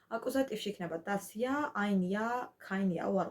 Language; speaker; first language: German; non-native, fluent; Georgian